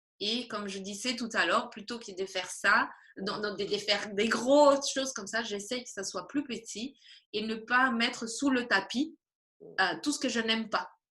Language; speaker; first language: French; non-native, fluent; Spanish